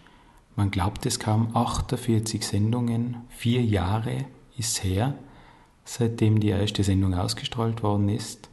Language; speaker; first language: German; native; German